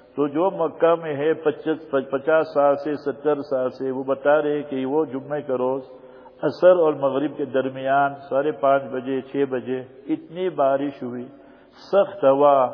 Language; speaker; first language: Urdu; native; Urdu